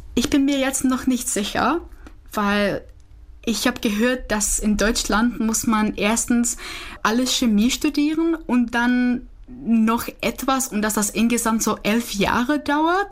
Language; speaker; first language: German; non-native, fluent; Czech